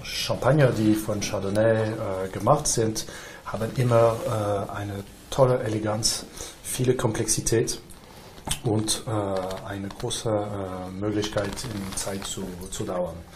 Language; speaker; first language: German; non-native, fluent; French